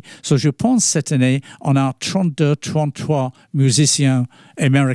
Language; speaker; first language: French; non-native, fluent; English